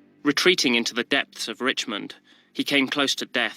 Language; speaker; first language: English; native; English